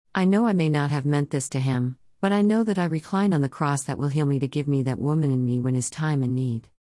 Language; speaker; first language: English; non-native, local second language; Tamil